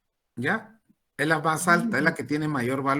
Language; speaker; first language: Spanish; native; Spanish